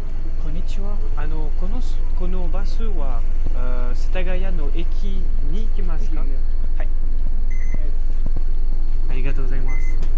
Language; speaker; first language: Japanese; non-native, learner; French